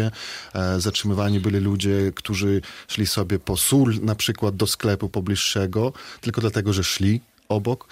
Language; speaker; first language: Polish; non-native, fluent; Belarusian